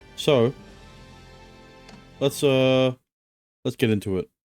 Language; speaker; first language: English; native; English